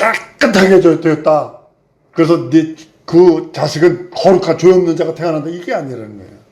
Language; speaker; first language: Korean; native; Korean